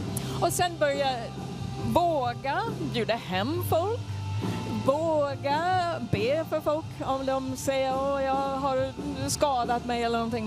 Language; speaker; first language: Swedish; non-native, fluent; English